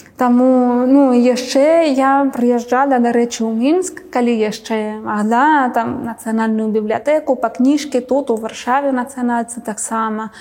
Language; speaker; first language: Belarusian; non-native, fluent; Spanish